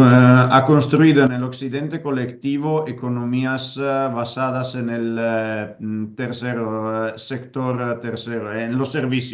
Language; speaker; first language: Spanish; non-native, fluent; Italian